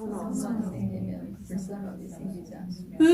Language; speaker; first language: Korean; native; Korean